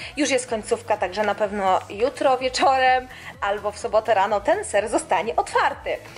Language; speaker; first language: Polish; native; Polish